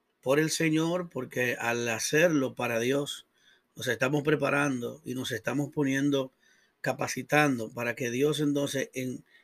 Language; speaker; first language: Spanish; native; Spanish